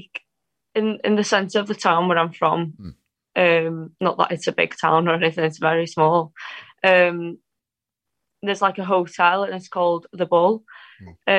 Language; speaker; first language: English; native; English